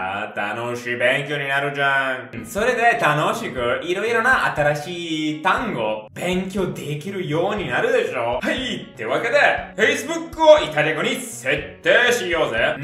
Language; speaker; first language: Japanese; non-native, fluent; Italian